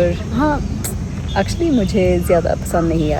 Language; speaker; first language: Hindi; non-native, learner; English